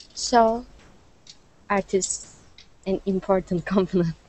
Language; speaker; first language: English; non-native, fluent; Vietnamese